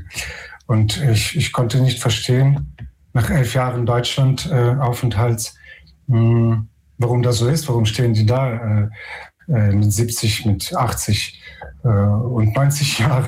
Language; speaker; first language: German; non-native, fluent; Ukrainian